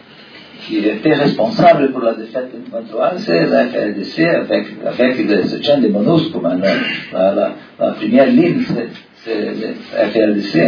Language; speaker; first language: French; non-native, learner; Portuguese